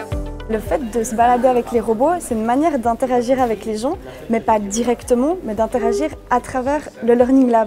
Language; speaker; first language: French; native; French